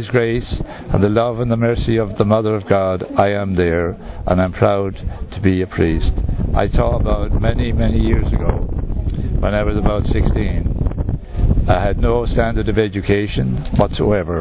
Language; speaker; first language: English; native; English